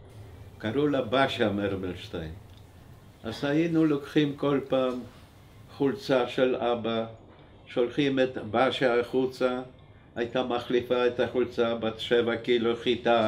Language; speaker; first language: Hebrew; non-native, fluent; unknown